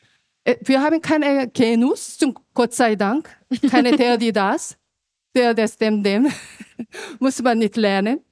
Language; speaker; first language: German; non-native, fluent; Korean